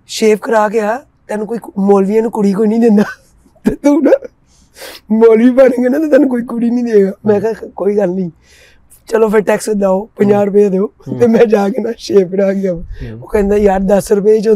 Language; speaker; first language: Urdu; non-native, local second language; Punjabi